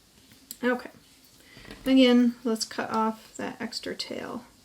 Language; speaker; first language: English; native; English